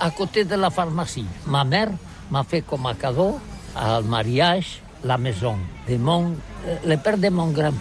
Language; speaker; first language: French; non-native, learner; Catalan